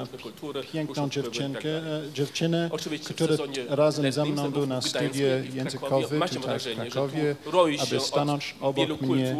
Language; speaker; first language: Polish; non-native, fluent; Japanese